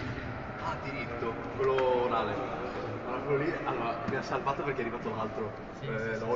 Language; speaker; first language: Italian; native; Italian